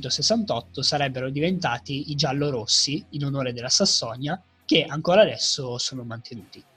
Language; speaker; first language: Italian; native; Italian